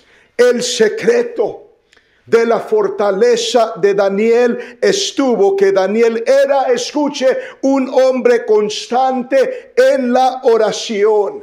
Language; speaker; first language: Spanish; native; Spanish